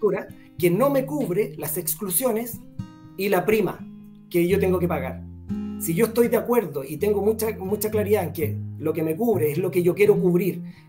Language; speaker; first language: Spanish; native; Spanish